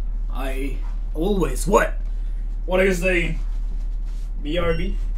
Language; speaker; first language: English; early bilingual, other home language; Japanese